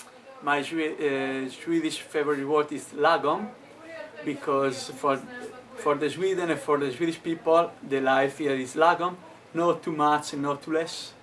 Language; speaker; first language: English; non-native, learner; Italian